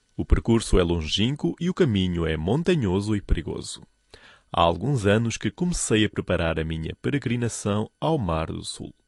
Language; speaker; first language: Portuguese; non-native, fluent; Chinese